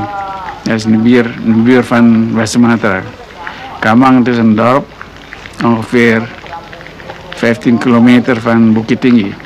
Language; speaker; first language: Dutch; non-native, local second language; Indonesian